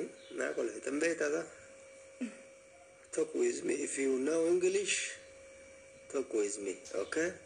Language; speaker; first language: English; non-native, learner; Oromo